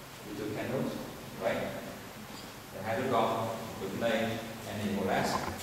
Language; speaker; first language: English; non-native, fluent; Vietnamese